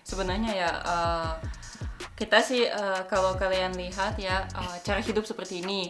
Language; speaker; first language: Indonesian; non-native, fluent; Russian